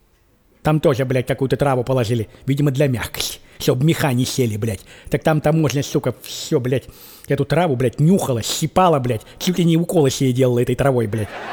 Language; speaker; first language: Russian; native; Russian